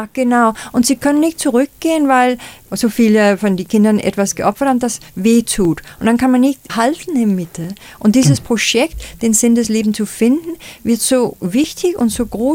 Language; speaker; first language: German; non-native, fluent; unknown